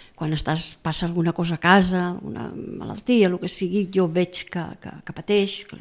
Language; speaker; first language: Catalan; native; Catalan